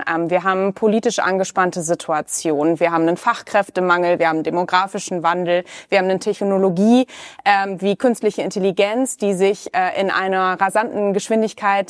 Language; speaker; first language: German; native; German